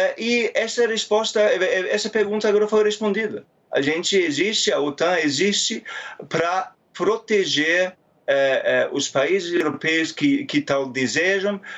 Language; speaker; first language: Portuguese; non-native, fluent; German